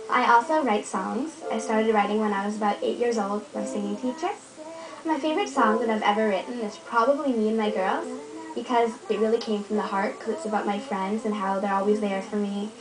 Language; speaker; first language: English; native; English